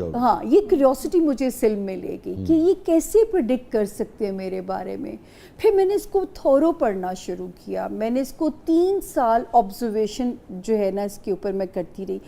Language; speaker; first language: Urdu; non-native, local second language; Punjabi